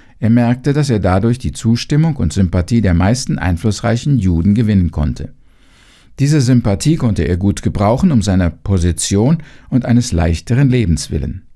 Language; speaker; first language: German; native; German